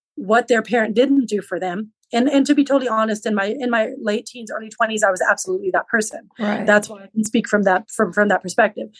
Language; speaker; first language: English; early bilingual, other home language; Low German